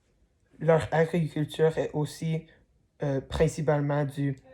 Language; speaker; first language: French; non-native, learner; English